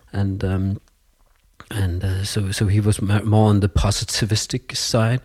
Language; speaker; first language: English; non-native, fluent; Danish